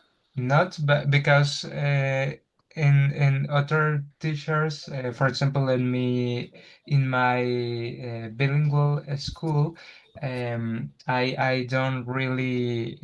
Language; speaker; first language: English; non-native, learner; Spanish